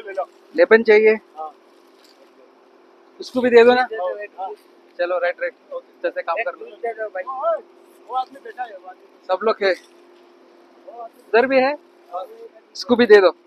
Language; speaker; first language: Hindi; non-native, local second language; Telugu